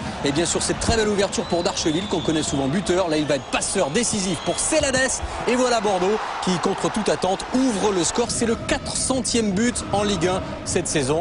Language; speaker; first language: French; native; French